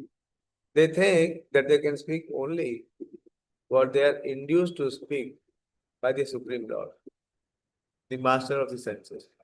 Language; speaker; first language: English; non-native, local second language; Hindi